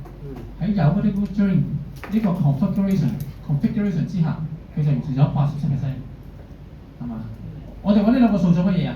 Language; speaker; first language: Cantonese; native; Cantonese